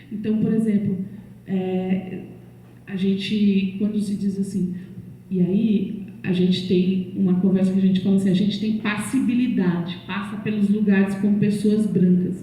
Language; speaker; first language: Portuguese; native; Portuguese